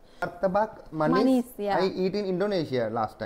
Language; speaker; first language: English; non-native, learner; Hindi